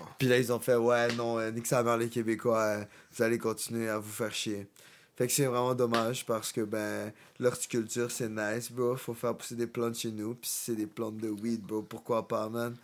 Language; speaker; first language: French; native; French